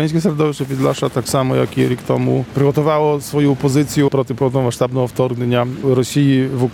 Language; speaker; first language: Polish; non-native, local second language; Ukrainian